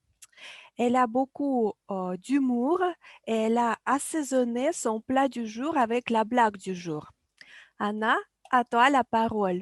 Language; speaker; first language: French; non-native, fluent; Russian